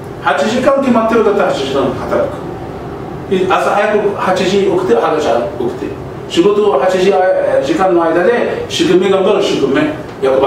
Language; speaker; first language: Japanese; non-native, learner; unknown